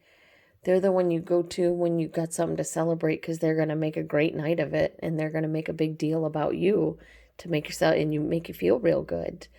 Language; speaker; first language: English; native; English